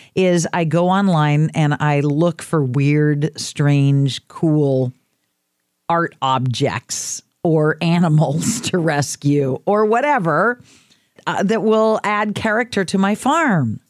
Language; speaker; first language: English; native; English